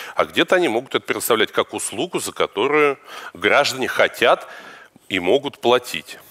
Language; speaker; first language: Russian; native; Russian